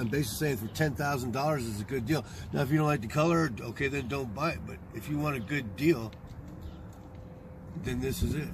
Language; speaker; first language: English; native; English